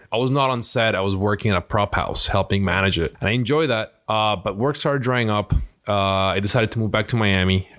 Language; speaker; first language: English; early bilingual, other home language; Spanish